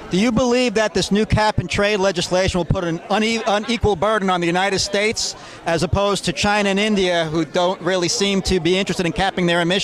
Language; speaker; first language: English; native; English